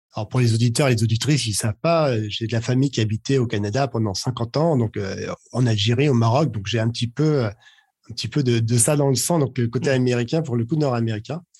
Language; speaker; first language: French; native; French